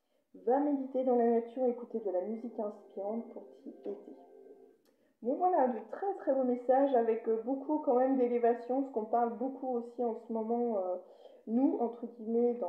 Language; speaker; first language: French; native; French